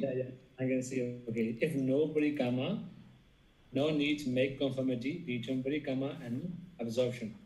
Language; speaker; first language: English; non-native, learner; Vietnamese